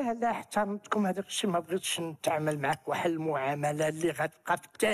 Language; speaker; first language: Arabic; native; Arabic